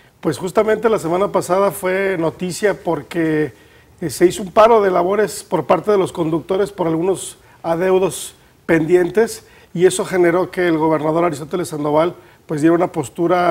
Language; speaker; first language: Spanish; native; Spanish